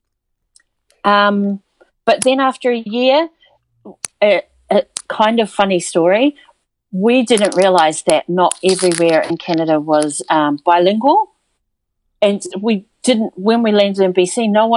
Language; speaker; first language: English; native; English